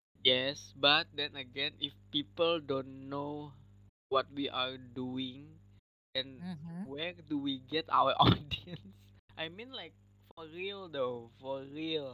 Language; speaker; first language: English; non-native, learner; Indonesian